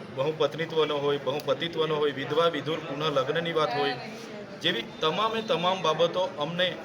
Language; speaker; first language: Gujarati; non-native, local second language; Vasavi